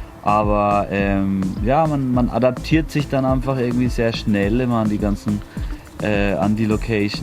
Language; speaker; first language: German; native; German